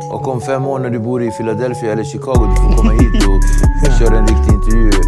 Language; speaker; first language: Swedish; non-native, fluent; Arabic